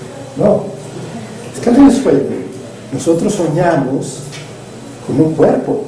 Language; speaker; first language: Spanish; native; Spanish